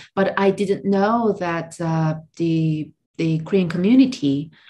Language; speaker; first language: English; non-native, fluent; Korean